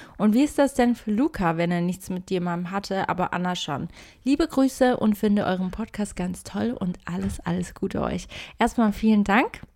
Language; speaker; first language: German; early bilingual, other home language; Portuguese